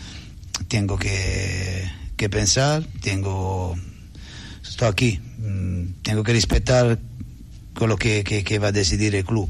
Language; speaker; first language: Spanish; non-native, learner; Italian